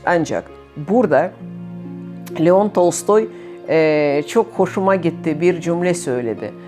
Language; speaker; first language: Turkish; non-native, fluent; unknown